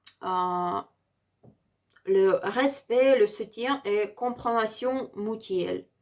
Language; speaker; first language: French; non-native, learner; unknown